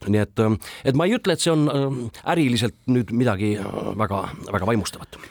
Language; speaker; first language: Estonian; native; Estonian